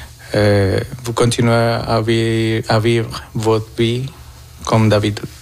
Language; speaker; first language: French; non-native, fluent; Spanish